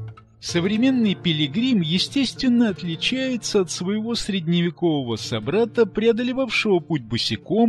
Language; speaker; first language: Russian; native; Russian